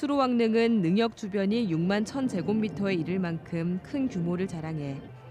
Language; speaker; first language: Korean; native; Korean